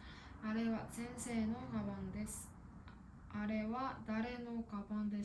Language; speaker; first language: Japanese; non-native, learner; Korean